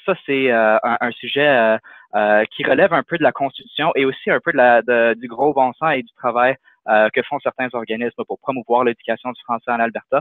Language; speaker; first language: French; native; French